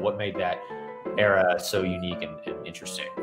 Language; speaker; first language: English; native; English